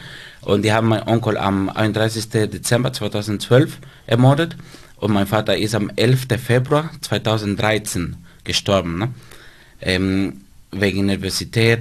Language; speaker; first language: German; non-native, fluent; Spanish